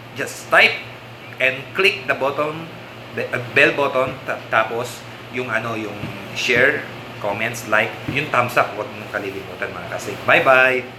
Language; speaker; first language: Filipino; non-native, local second language; Pampanga